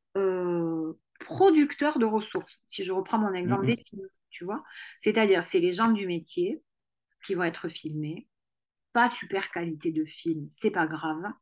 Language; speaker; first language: French; native; French